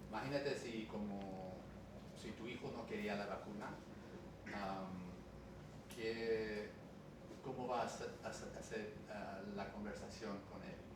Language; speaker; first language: Spanish; early bilingual, heritage; English